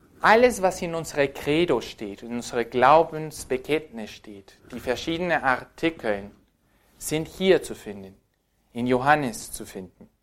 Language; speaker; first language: German; non-native, fluent; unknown